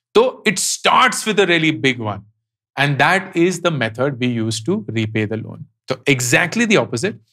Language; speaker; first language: Hindi; native; Hindi